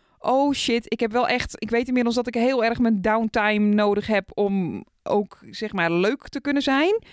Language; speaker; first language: Dutch; native; Dutch